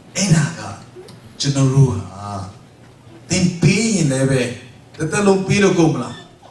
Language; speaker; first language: Burmese; non-native, local second language; Kachin